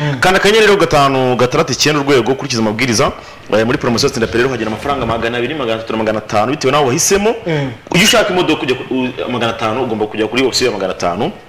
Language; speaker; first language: Kinyarwanda; native; Kinyarwanda